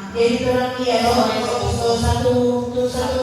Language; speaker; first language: Indonesian; native; Indonesian